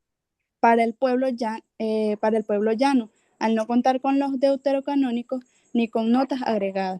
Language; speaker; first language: Spanish; native; Spanish